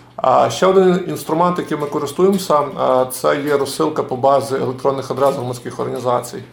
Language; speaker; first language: Ukrainian; native; Ukrainian